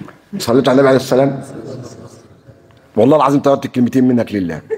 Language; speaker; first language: Arabic; native; Arabic